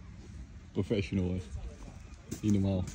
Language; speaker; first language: Dutch; native; Dutch